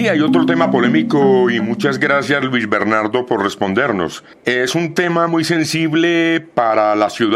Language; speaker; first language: Spanish; native; Spanish